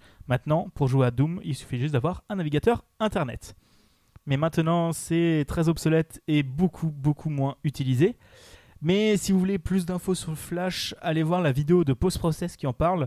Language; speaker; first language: French; native; French